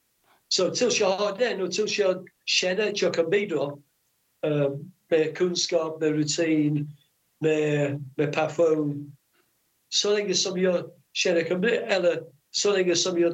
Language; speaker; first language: Swedish; non-native, fluent; English